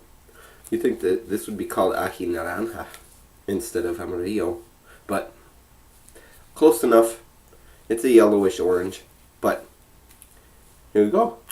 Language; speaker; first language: English; native; English